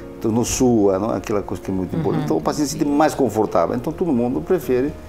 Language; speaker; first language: Portuguese; non-native, fluent; Spanish